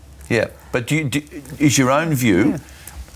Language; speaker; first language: English; native; English